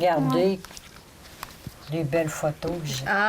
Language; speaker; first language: French; native; French